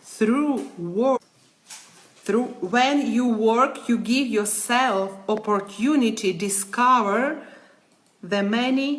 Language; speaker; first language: English; non-native, learner; Ukrainian